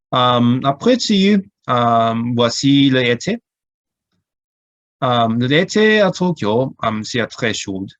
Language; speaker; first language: French; non-native, learner; Cantonese